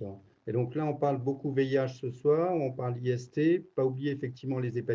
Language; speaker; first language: French; native; French